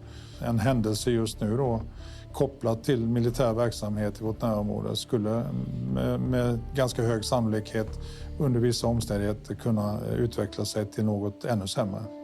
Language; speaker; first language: Swedish; native; Swedish